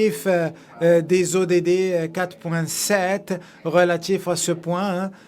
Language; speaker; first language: French; non-native, fluent; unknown